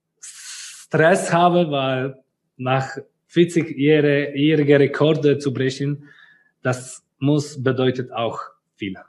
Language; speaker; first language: German; non-native, learner; Polish